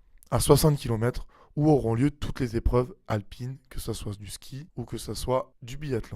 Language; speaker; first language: French; native; French